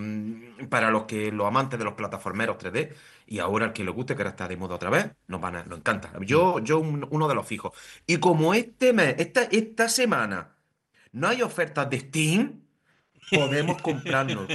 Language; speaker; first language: Spanish; native; Spanish